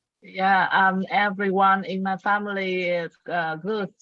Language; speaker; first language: English; non-native, learner; Vietnamese